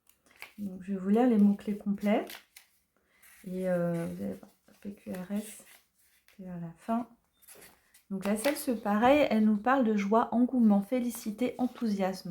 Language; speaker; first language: French; native; French